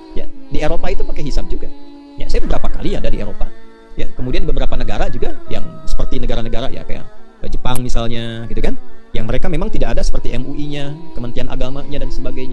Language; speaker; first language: Indonesian; native; Indonesian